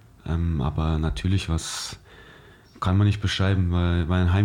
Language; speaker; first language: German; native; German